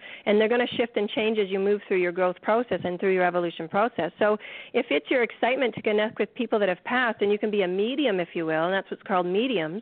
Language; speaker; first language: English; native; English